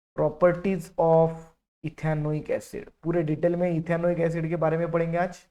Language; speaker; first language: Hindi; non-native, local second language; Marathi